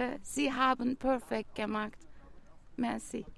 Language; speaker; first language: German; non-native, learner; Turkish